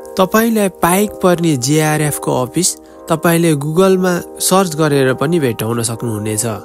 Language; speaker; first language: Nepali; native; Nepali